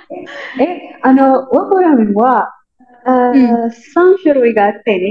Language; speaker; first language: Japanese; non-native, learner; Indonesian